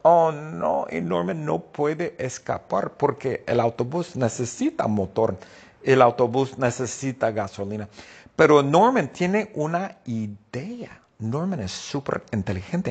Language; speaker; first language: Spanish; non-native, fluent; English